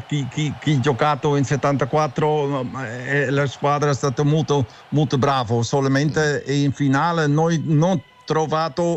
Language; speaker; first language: Italian; non-native, learner; Dutch